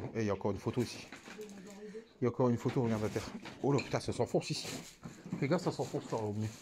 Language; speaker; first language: French; native; French